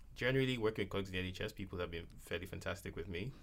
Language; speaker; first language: English; non-native, local second language; Yoruba